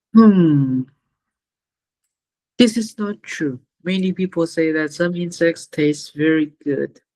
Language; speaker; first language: English; non-native, learner; Vietnamese